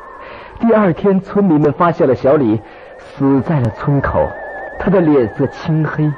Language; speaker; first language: Chinese; native; Chinese